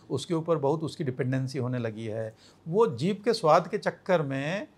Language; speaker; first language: Hindi; native; Hindi